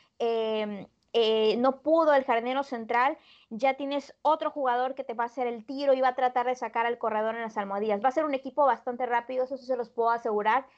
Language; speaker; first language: Spanish; native; Spanish